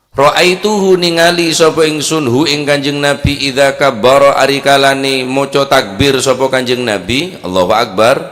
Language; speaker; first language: Javanese; non-native, local second language; Madurese